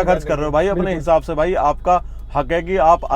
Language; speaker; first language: Hindi; native; Hindi